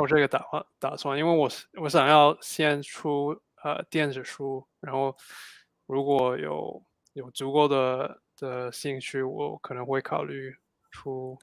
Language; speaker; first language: Chinese; non-native, fluent; English